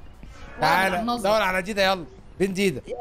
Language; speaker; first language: Arabic; native; Arabic